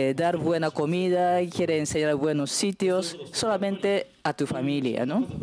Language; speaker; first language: Spanish; non-native, fluent; Japanese